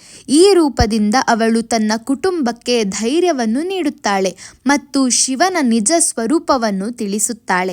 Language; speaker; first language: Kannada; native; Kannada